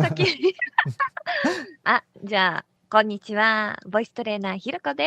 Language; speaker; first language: Japanese; native; Japanese